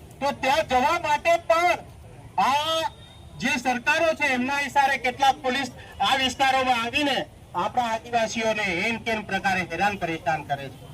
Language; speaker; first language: Gujarati; non-native, local second language; Bhili